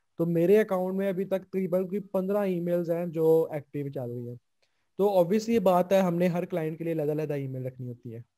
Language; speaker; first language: Urdu; non-native, local second language; Punjabi